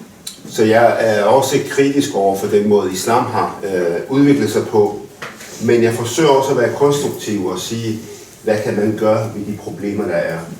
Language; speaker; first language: Danish; early bilingual, other home language; Arabic